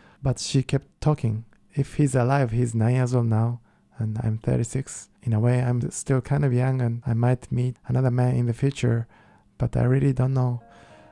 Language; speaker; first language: English; non-native, fluent; Japanese